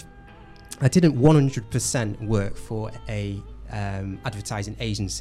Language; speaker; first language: English; native; English